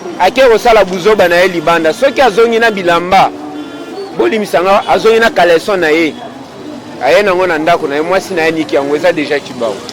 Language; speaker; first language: Lingala; non-native, local second language; Luba-Lulua